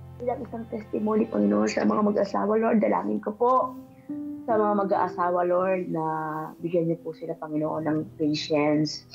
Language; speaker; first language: Filipino; native; Filipino